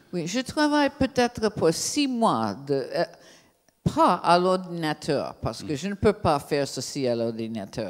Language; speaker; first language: French; non-native, fluent; English